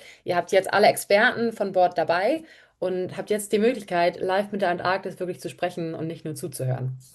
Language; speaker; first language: German; native; German